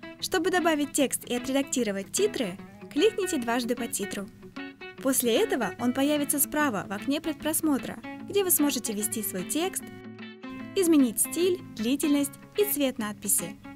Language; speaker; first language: Russian; native; Russian